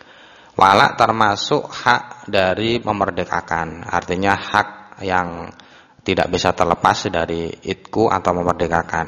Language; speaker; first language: Indonesian; native; Indonesian